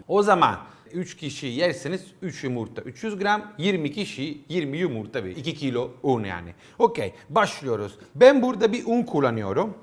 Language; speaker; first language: Turkish; non-native, learner; Italian